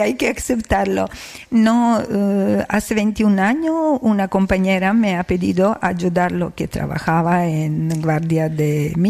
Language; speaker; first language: Spanish; non-native, learner; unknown